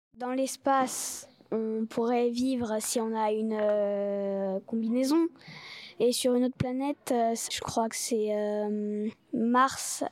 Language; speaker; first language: French; native; French